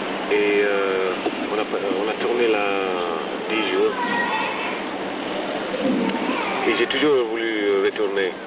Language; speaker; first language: French; non-native, fluent; Italian